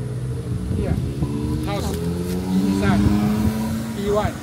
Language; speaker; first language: English; non-native, learner; Chinese